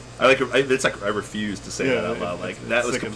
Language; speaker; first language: English; native; English